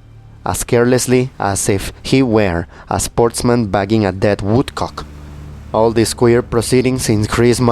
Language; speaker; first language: English; non-native, fluent; Spanish